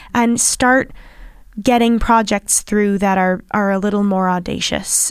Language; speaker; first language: English; native; English